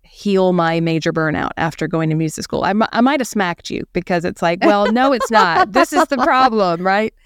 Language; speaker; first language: English; native; English